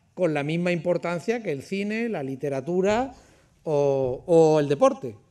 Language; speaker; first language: Spanish; native; Spanish